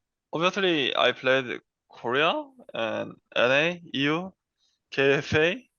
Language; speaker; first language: English; non-native, learner; Korean